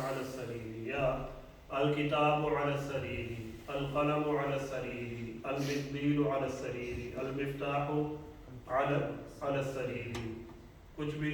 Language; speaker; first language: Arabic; non-native, fluent; Urdu